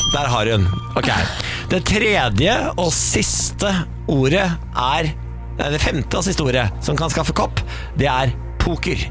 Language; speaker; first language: Norwegian; native; Norwegian